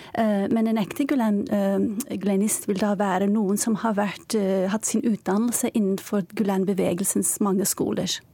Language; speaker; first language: Norwegian; non-native, fluent; Turkish